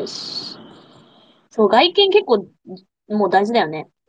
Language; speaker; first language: Japanese; non-native, fluent; English